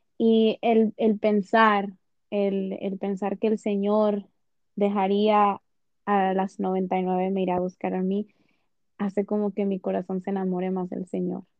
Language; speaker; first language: Spanish; early bilingual, heritage; Spanish